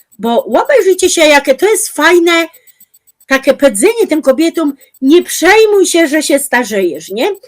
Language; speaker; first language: Polish; native; Polish